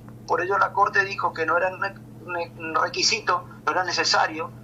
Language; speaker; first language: Spanish; native; Spanish